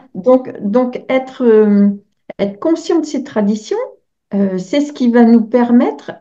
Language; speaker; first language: French; native; French